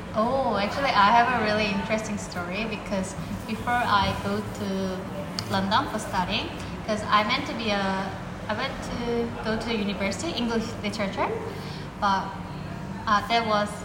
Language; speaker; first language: English; non-native, fluent; Korean